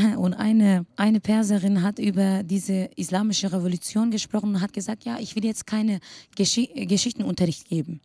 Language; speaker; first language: German; non-native, fluent; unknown